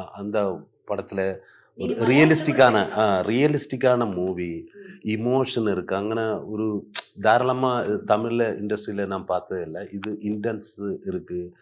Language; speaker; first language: Tamil; non-native, learner; Malayalam